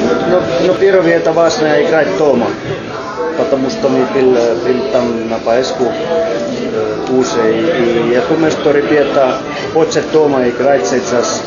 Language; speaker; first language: Russian; non-native, learner; Finnish